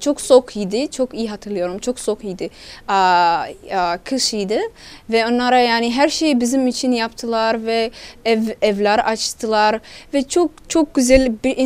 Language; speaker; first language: Turkish; non-native, learner; Somali